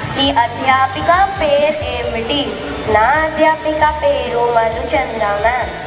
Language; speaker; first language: Telugu; native; Telugu